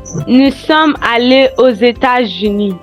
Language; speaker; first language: French; non-native, learner; English